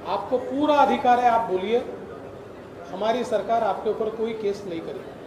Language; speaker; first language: Hindi; non-native, local second language; Marathi